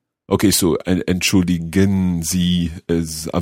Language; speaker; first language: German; non-native, learner; English